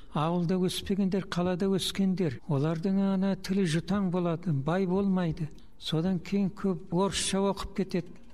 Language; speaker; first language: Kazakh; native; Kazakh